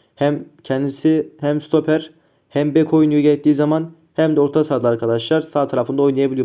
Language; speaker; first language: Turkish; native; Turkish